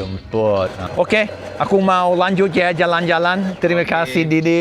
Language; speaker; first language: Indonesian; non-native, fluent; English